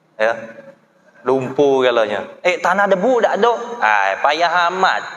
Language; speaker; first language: Malay; native; Malay